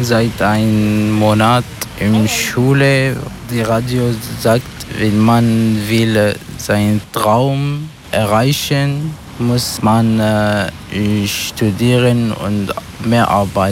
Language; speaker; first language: German; non-native, learner; Arabic